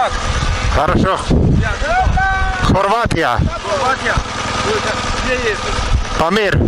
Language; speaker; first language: Russian; non-native, learner; Croatian